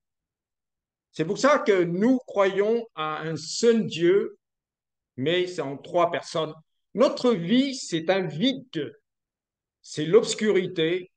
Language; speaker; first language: French; non-native, fluent; Vietnamese